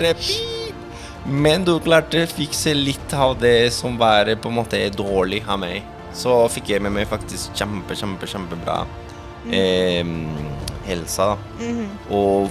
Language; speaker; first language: Swedish; non-native, learner; Spanish